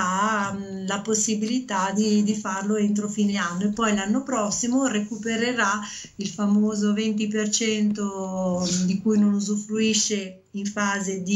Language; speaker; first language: Italian; native; Italian